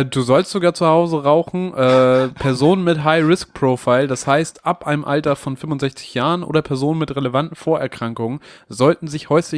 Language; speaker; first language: German; native; German